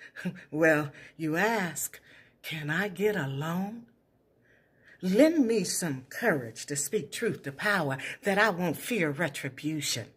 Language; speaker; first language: English; native; English